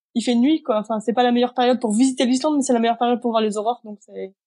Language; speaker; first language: French; native; French